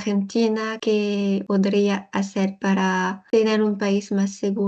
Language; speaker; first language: Spanish; non-native, learner; French